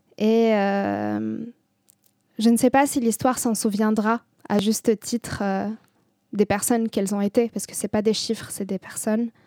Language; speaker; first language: French; non-native, local second language; Arabic